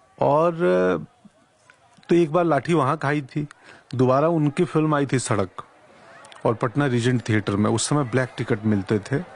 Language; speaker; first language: Hindi; non-native, local second language; Bhojpuri